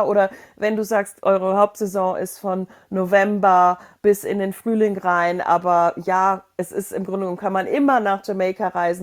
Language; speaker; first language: German; native; German